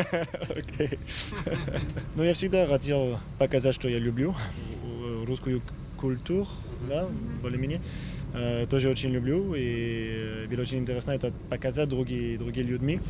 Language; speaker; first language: Russian; non-native, learner; French